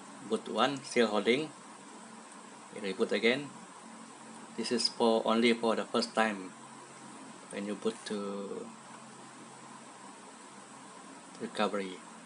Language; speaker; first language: English; non-native, local second language; Malay